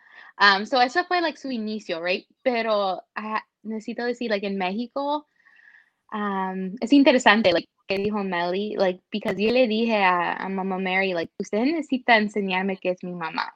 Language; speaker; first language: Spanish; early bilingual, heritage; Spanish